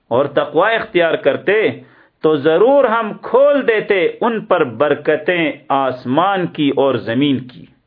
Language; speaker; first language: Urdu; native; Urdu